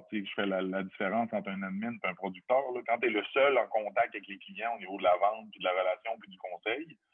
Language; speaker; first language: French; native; French